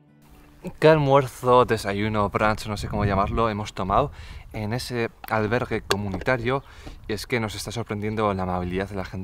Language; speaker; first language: Spanish; native; Spanish